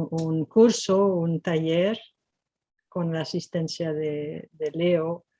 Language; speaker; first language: Spanish; non-native, fluent; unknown